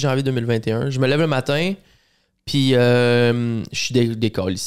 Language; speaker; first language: French; native; French